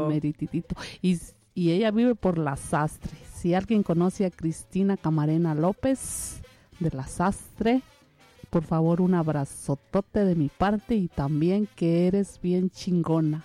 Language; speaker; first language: Spanish; native; Spanish